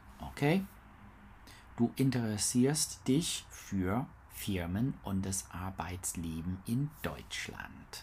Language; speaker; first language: German; non-native, learner; English